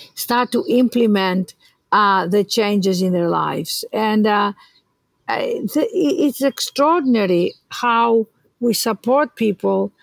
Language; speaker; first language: English; non-native, fluent; Greek